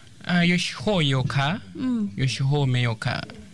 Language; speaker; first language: Chinese; non-native, learner; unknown